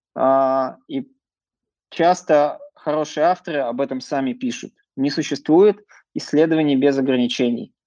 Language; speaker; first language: Russian; native; Russian